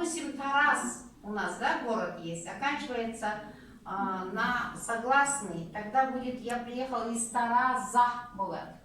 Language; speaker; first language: Russian; non-native, local second language; Kazakh